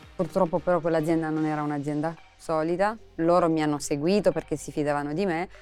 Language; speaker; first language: Italian; non-native, fluent; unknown